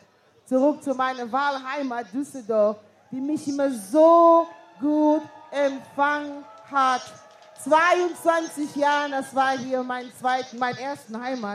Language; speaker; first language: German; non-native, fluent; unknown